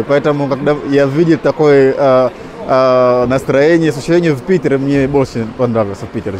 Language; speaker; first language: Russian; non-native, fluent; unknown